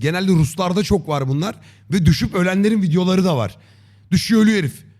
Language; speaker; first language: Turkish; native; Turkish